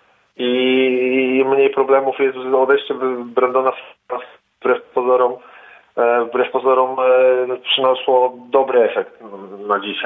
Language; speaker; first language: Polish; native; Polish